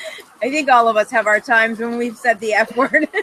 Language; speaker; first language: English; native; English